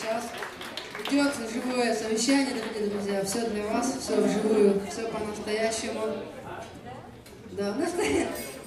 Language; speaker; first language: Russian; native; Russian